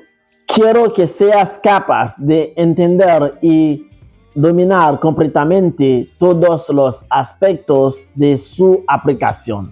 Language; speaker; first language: Spanish; non-native, fluent; Haitian Creole